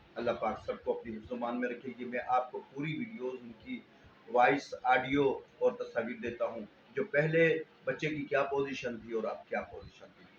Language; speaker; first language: Urdu; non-native, local second language; Sindhi